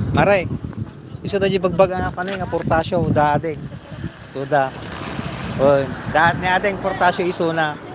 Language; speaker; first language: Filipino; non-native, local second language; Iloko